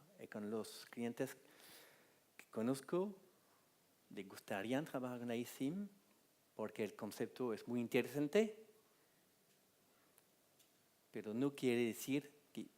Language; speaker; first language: Spanish; non-native, fluent; French